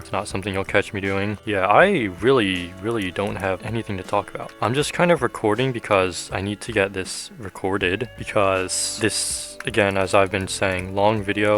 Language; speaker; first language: English; native; English